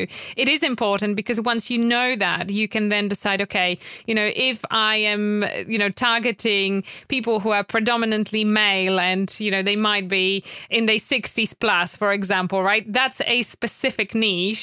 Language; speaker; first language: English; non-native, fluent; Polish